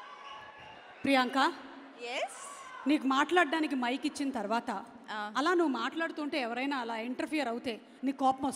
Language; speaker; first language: Telugu; native; Telugu